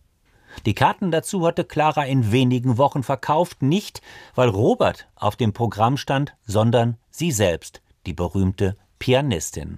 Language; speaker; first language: German; native; German